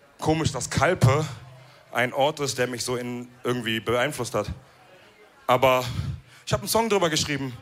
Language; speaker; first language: German; early bilingual, other home language; Wolof